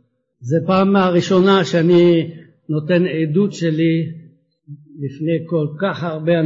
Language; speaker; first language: Hebrew; non-native, fluent; French